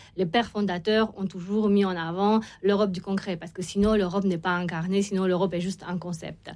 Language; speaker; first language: French; non-native, fluent; Romanian